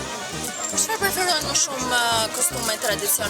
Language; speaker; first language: Albanian; native; Albanian